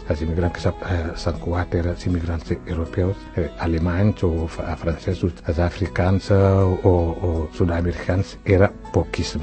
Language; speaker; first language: Catalan; non-native, fluent; Wolof